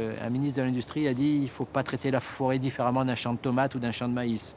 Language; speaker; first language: French; native; French